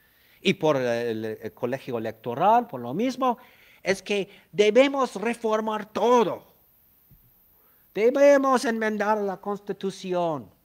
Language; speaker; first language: Spanish; non-native, fluent; English